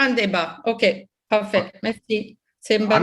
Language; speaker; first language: French; non-native, local second language; English